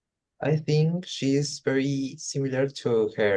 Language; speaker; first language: English; non-native, learner; Spanish